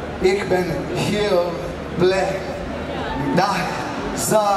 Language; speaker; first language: Dutch; non-native, learner; English